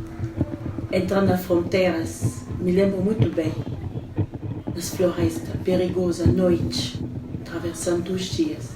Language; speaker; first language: Portuguese; non-native, fluent; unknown